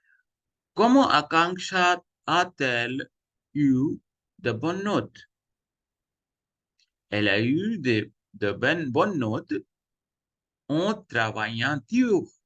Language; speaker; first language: French; non-native, fluent; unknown